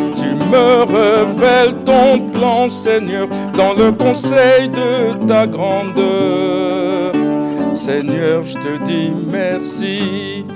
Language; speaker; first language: French; non-native, local second language; Lingala